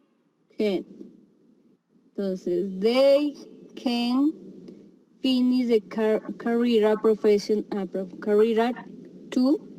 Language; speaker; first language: English; non-native, learner; Spanish